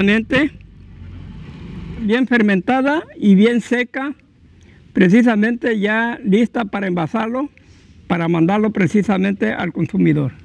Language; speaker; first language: Spanish; native; Spanish